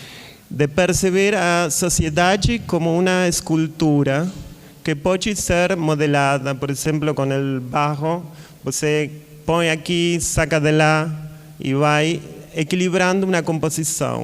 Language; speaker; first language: Portuguese; non-native, learner; Spanish